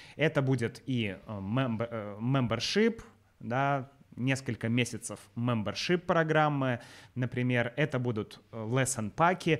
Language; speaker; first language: Russian; native; Russian